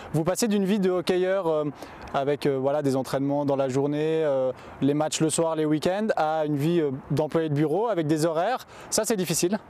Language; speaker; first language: French; native; French